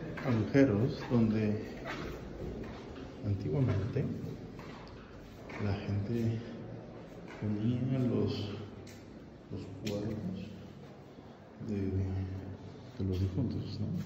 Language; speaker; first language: Spanish; early bilingual, heritage; Spanish